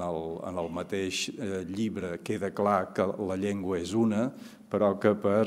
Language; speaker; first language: Catalan; native; Catalan